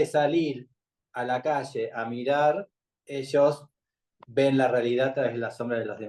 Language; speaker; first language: Spanish; native; Spanish